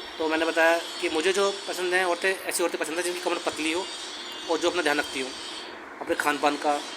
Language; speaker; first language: Hindi; native; Hindi